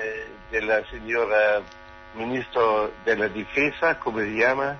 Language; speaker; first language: Spanish; non-native, learner; German